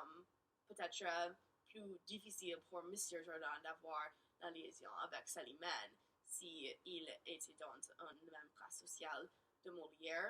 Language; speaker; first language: French; non-native, learner; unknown